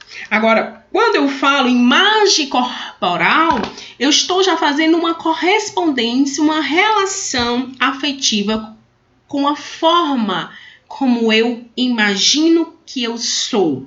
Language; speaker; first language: Portuguese; native; Portuguese